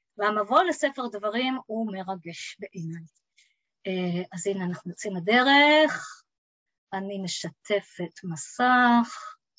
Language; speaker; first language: Hebrew; early bilingual, other home language; English